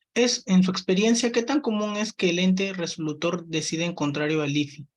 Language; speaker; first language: Spanish; native; Spanish